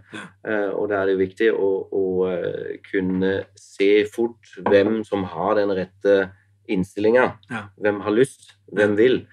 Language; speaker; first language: Norwegian; non-native, fluent; German